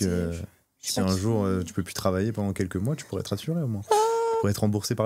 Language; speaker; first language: French; native; French